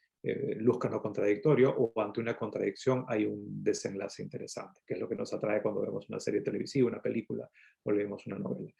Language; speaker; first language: Spanish; native; Spanish